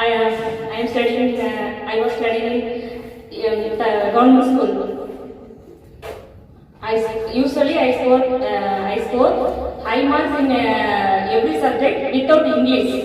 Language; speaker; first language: English; non-native, learner; Tamil